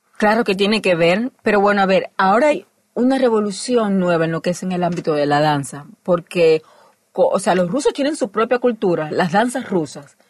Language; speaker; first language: Spanish; native; Spanish